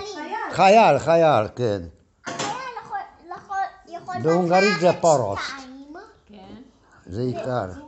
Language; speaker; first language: Hebrew; non-native, fluent; Hungarian